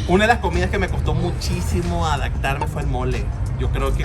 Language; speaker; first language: Spanish; native; Spanish